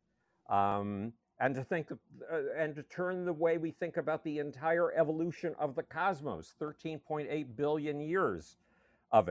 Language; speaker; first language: English; native; English